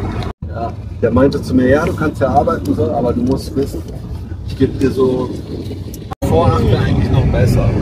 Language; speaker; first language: German; native; German